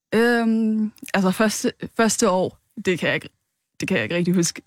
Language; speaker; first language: Danish; early bilingual, other home language; Vietnamese